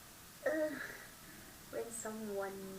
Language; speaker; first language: English; non-native, learner; Vietnamese